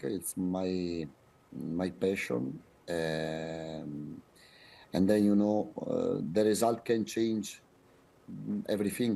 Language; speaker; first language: English; non-native, fluent; Italian